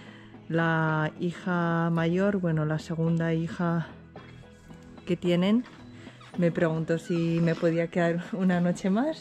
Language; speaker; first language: Spanish; early bilingual, other home language; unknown